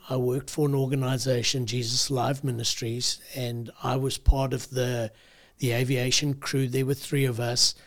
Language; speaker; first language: English; native; English